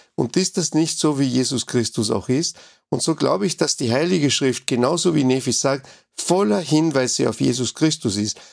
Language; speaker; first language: German; non-native, fluent; Spanish